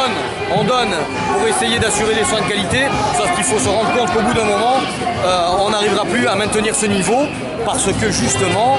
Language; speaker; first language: French; native; French